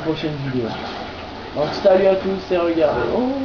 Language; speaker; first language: French; native; French